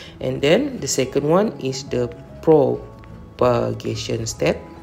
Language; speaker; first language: English; non-native, local second language; Malay